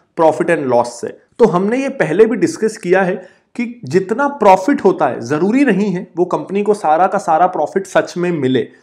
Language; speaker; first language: Hindi; native; Hindi